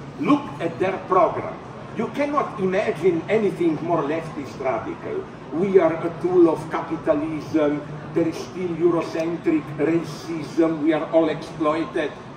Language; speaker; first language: English; non-native, fluent; Slovenian